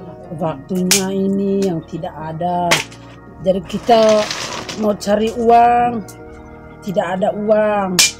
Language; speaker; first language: Indonesian; non-native, local second language; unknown